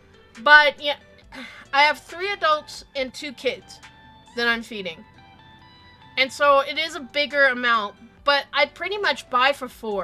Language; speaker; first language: English; native; English